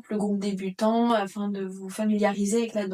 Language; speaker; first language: French; native; French